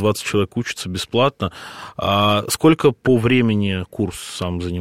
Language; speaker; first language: Russian; native; Russian